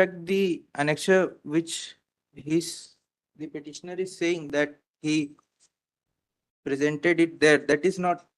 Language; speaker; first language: English; non-native, local second language; Hindi